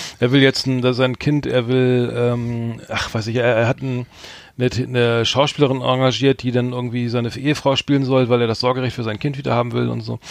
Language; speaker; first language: German; native; German